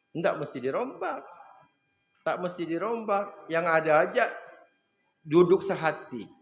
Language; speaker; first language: Malay; native; Malay